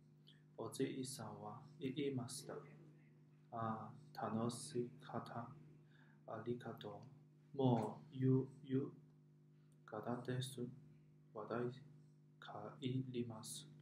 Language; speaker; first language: Japanese; non-native, learner; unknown